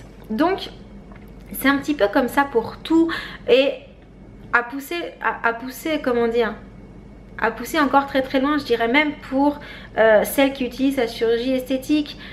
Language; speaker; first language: French; native; French